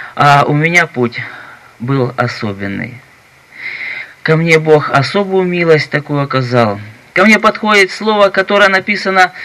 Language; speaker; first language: Russian; native; Russian